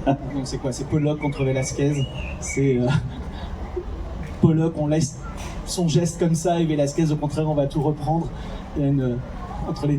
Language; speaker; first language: French; native; French